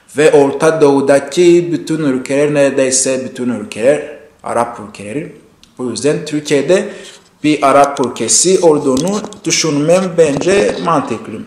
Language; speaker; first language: Turkish; non-native, fluent; Arabic